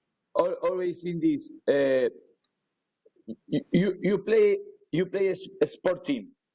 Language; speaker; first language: English; non-native, learner; Spanish